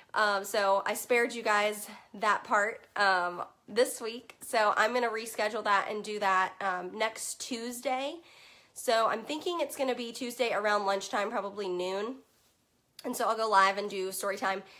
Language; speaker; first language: English; native; English